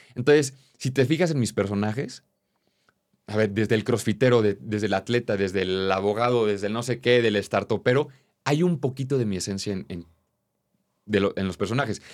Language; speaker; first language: Spanish; native; Spanish